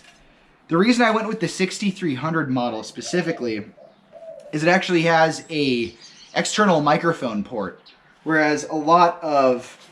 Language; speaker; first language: English; native; English